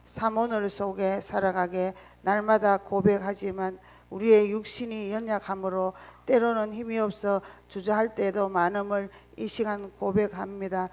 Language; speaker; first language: Korean; native; Korean